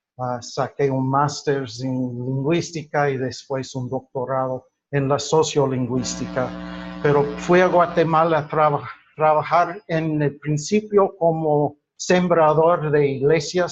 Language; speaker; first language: Spanish; non-native, fluent; English